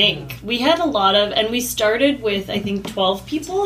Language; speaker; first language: English; native; English